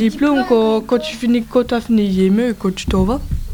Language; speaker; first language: French; native; French